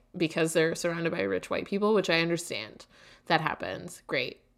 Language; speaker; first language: English; native; English